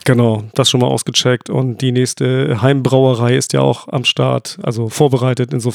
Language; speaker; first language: German; native; German